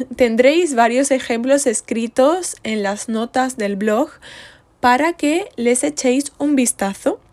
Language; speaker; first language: Spanish; native; Spanish